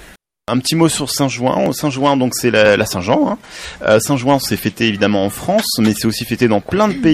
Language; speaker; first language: French; native; French